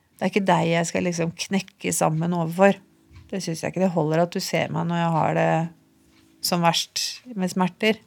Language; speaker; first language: Norwegian; native; Norwegian